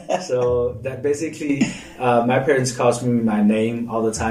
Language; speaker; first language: English; non-native, fluent; Chinese